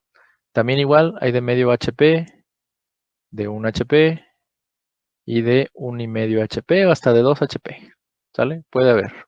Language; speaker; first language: Spanish; native; Spanish